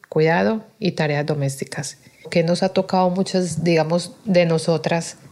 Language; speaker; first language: Spanish; native; Spanish